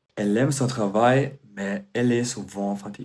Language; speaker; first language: French; non-native, fluent; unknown